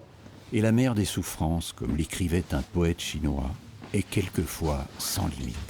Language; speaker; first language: French; native; French